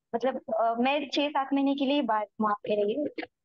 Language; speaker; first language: Hindi; native; Hindi